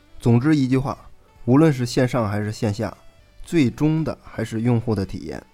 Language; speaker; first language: Chinese; native; Chinese